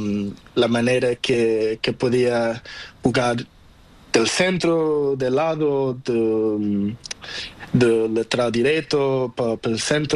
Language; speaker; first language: Spanish; non-native, learner; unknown